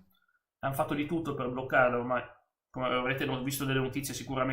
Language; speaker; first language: Italian; native; Italian